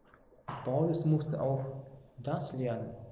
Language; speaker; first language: German; non-native, fluent; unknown